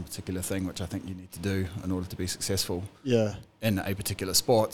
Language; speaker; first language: English; native; English